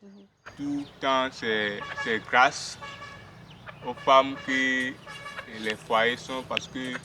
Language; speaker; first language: French; non-native, local second language; Fon